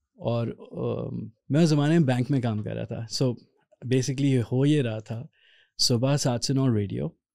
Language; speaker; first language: Urdu; native; Urdu